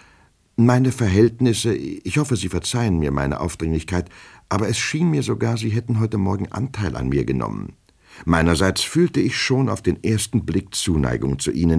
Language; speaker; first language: German; native; German